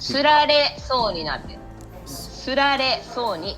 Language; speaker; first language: Japanese; native; Japanese